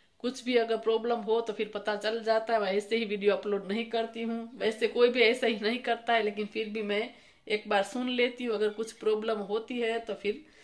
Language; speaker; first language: Hindi; non-native, local second language; Gujarati